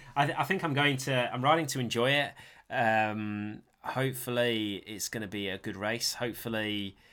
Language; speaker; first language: English; native; English